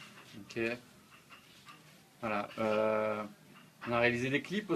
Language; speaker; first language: French; native; French